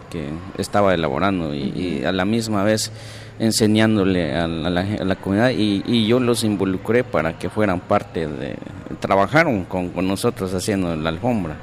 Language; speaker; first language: Spanish; non-native, local second language; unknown